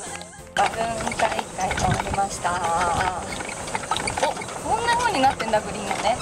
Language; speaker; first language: Japanese; native; Japanese